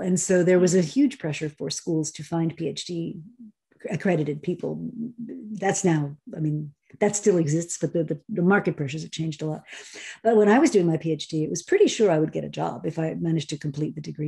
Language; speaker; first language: English; native; English